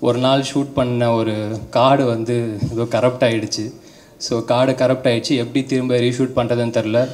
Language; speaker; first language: Tamil; native; Tamil